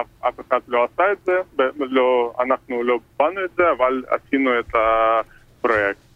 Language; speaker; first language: Hebrew; non-native, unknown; Russian